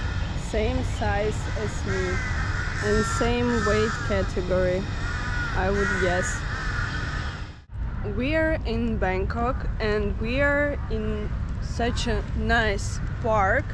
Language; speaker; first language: English; non-native, fluent; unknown